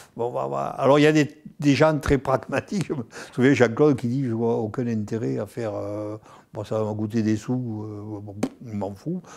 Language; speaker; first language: French; native; French